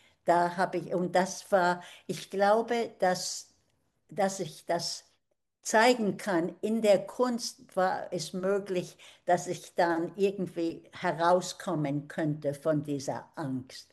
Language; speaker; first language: German; early bilingual, heritage; German